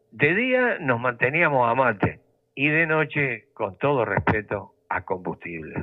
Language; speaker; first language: Spanish; native; Spanish